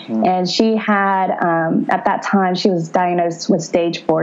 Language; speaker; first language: English; native; English